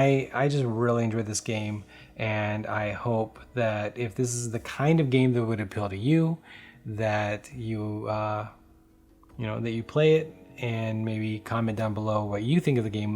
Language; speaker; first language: English; native; English